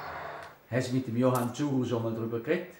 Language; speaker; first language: German; native; German